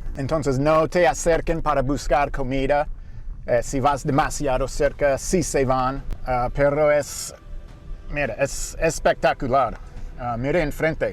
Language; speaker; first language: Spanish; non-native, fluent; English